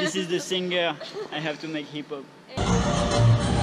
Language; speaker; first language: English; non-native, fluent; French